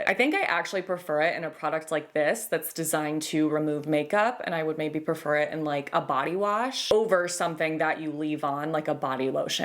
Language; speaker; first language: English; native; English